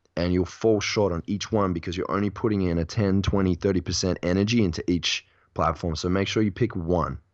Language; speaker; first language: English; native; English